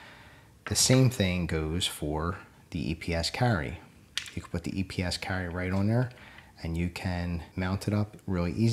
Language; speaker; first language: English; native; English